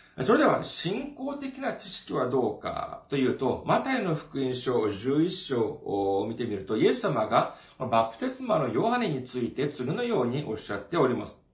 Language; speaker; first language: Japanese; non-native, fluent; Korean